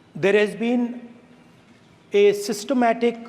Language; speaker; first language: English; non-native, local second language; Hindi